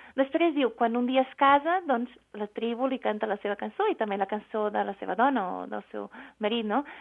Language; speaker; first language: Catalan; non-native, fluent; Portuguese